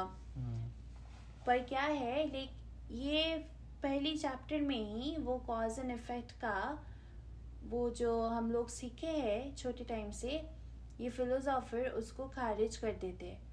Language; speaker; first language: Hindi; non-native, local second language; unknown